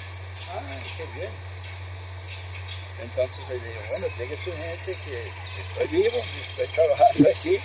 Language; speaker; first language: Spanish; non-native, fluent; English